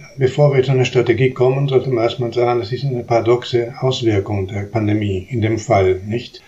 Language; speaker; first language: German; non-native, fluent; Spanish